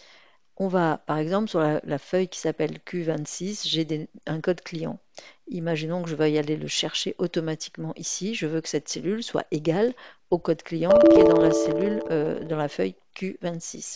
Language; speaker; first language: French; native; French